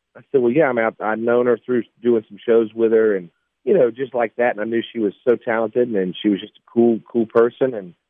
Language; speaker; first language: English; native; English